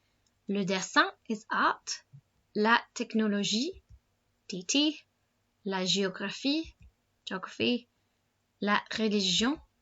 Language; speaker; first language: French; non-native, fluent; English